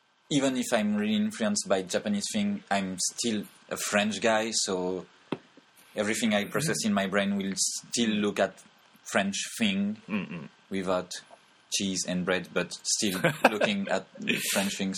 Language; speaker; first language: English; non-native, fluent; French